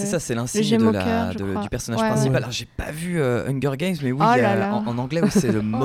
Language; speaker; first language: French; native; French